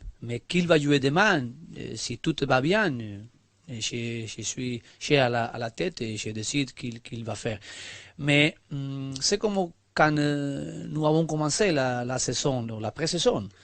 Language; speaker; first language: French; non-native, learner; Spanish